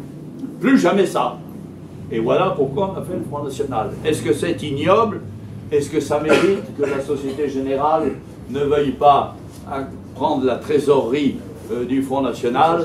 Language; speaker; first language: French; native; French